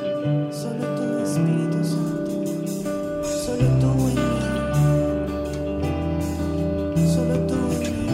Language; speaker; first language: Spanish; native; Spanish